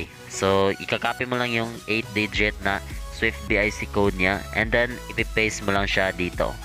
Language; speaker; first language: Filipino; native; Filipino